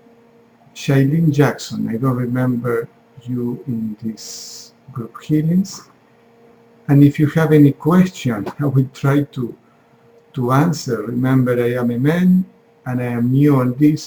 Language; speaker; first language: English; non-native, fluent; Spanish